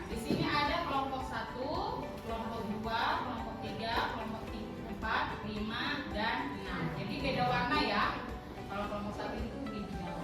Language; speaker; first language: Indonesian; native; Indonesian